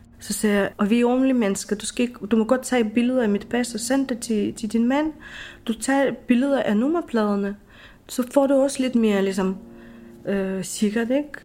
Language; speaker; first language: Danish; non-native, fluent; Ukrainian